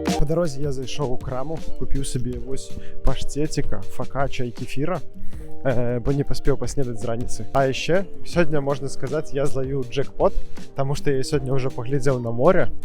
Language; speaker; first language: Belarusian; non-native, local second language; Russian